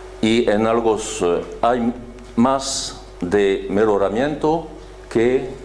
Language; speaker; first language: Spanish; non-native, fluent; French